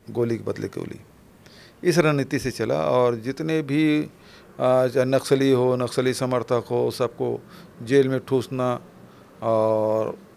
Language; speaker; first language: Hindi; native; Hindi